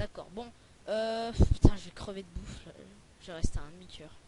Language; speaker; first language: French; native; French